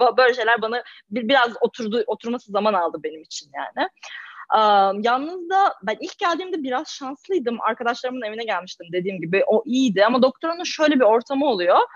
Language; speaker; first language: Turkish; native; Turkish